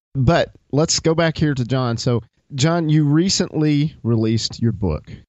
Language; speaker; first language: English; native; English